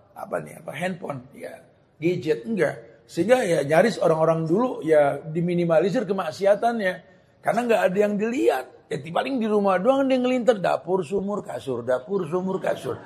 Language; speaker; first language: Indonesian; native; Indonesian